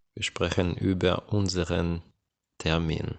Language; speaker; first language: German; non-native, fluent; Ukrainian